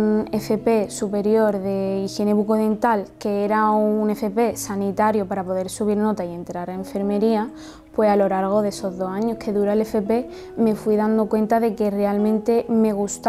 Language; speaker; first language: Spanish; early bilingual, other home language; Arabic